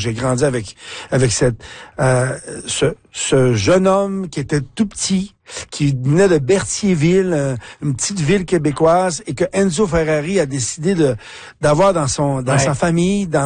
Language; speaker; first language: French; native; French